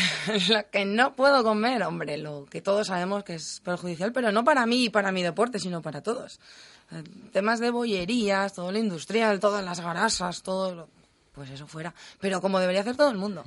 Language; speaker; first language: Spanish; native; Spanish